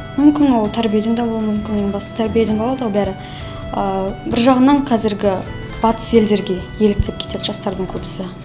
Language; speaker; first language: Kazakh; non-native, local second language; Chechen